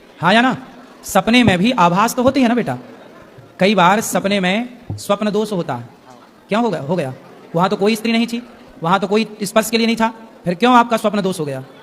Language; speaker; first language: Hindi; native; Hindi